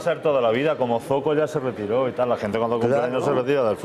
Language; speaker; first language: Spanish; native; Spanish